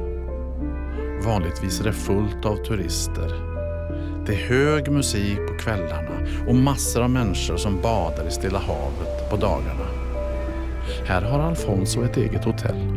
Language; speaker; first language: Swedish; native; Swedish